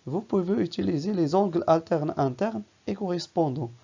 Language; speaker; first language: French; non-native, local second language; Arabic